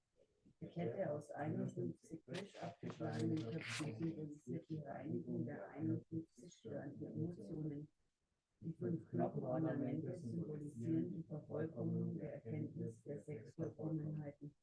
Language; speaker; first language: German; native; German